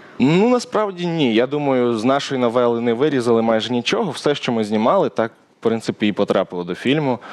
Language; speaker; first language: Ukrainian; native; Ukrainian